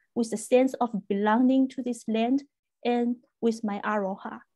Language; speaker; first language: English; non-native, fluent; Chinese